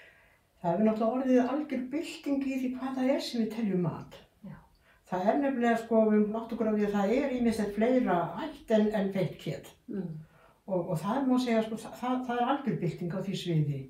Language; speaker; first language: Icelandic; native; Icelandic